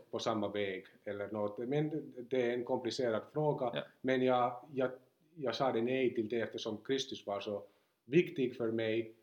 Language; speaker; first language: Swedish; non-native, local second language; Finnish